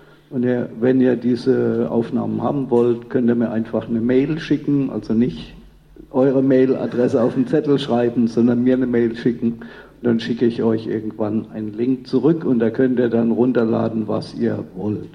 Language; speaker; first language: German; native; German